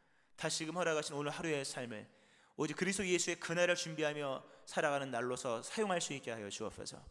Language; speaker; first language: Korean; native; Korean